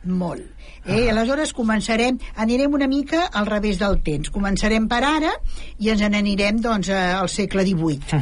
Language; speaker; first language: Catalan; native; Catalan